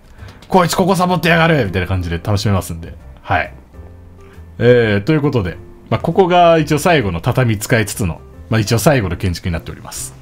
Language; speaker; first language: Japanese; native; Japanese